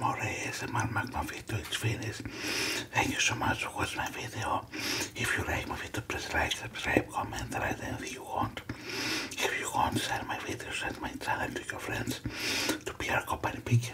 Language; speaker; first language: English; non-native, learner; Greek